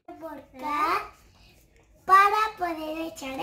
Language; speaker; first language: Spanish; early bilingual, heritage; Spanish